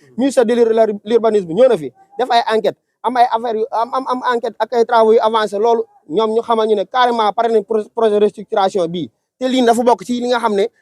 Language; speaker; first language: Wolof; native; Wolof